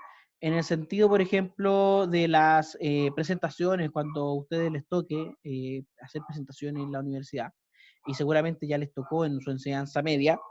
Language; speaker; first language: Spanish; native; Spanish